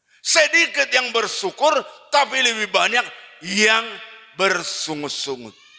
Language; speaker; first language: Indonesian; non-native, local second language; Batak Toba